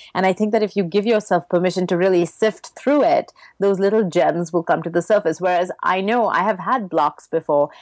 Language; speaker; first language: English; native; English